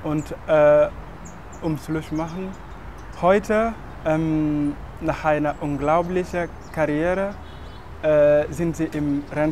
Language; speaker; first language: German; non-native, fluent; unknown